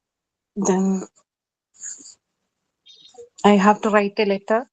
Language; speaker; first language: English; non-native, learner; Malayalam